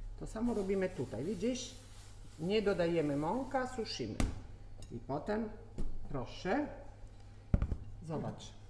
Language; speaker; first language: Polish; non-native, learner; Italian